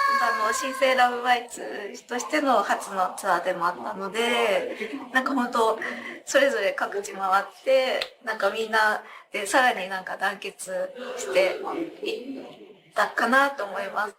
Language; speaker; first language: Japanese; native; Japanese